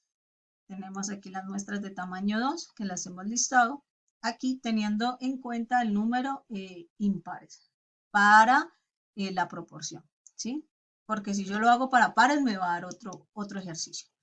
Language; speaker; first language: Spanish; native; Spanish